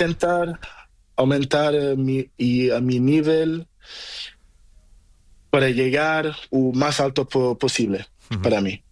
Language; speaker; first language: Spanish; non-native, learner; Portuguese